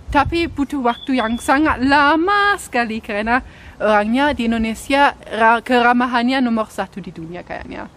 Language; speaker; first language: Indonesian; non-native, fluent; German